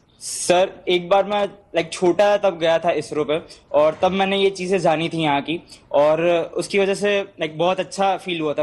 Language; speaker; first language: Hindi; non-native, local second language; Gujarati